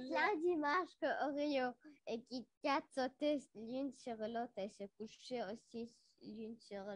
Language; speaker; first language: French; non-native, local second language; Arabic